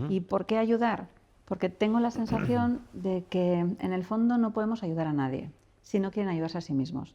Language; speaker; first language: Spanish; native; Spanish